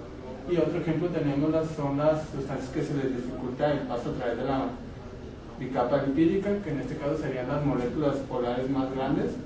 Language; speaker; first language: Spanish; native; Spanish